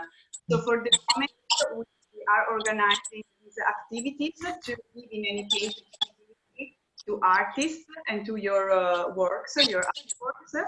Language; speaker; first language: English; non-native, fluent; Italian